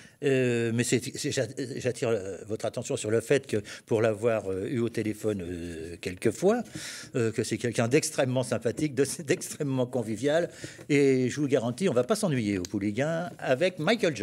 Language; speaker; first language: French; native; French